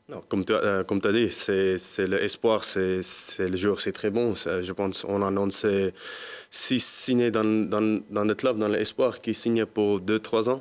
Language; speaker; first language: French; non-native, learner; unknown